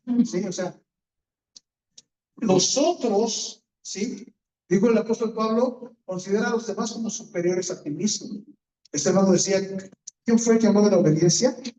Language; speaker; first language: Spanish; native; Spanish